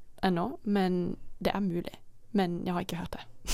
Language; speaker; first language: Norwegian; non-native, fluent; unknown